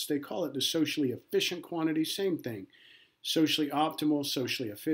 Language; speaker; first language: English; native; English